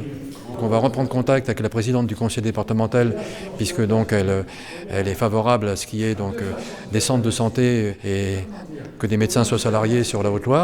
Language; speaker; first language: French; native; French